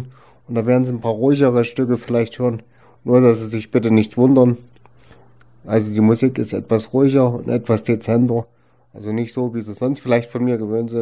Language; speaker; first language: German; native; German